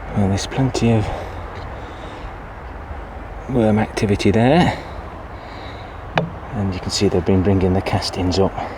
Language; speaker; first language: English; native; English